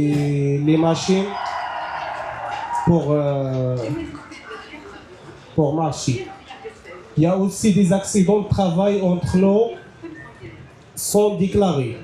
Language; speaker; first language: French; non-native, learner; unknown